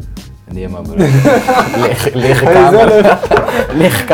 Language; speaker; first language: Dutch; early bilingual, other home language; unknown